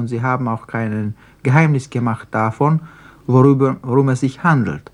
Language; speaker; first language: German; non-native, fluent; Slovak